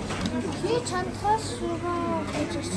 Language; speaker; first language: Mongolian; early bilingual, heritage; Mongolian